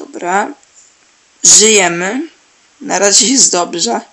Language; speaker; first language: Polish; native; Polish